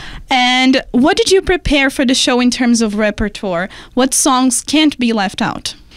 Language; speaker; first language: English; non-native, fluent; Portuguese